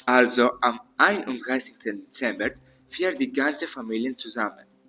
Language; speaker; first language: German; non-native, learner; Greek